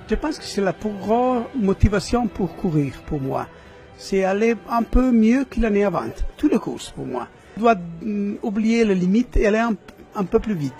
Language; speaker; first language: French; non-native, learner; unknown